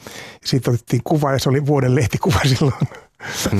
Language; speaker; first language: Finnish; native; Finnish